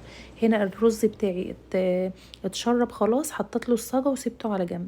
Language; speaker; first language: Arabic; native; Arabic